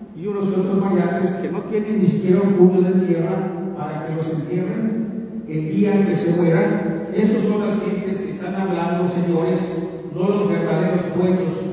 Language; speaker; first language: Spanish; non-native, local second language; Yucateco